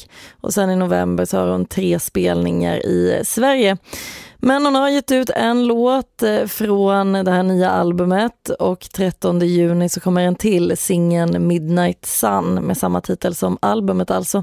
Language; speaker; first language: Swedish; native; Swedish